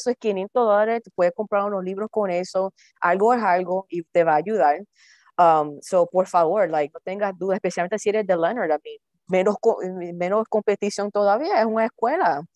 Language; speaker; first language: Spanish; early bilingual, heritage; Spanish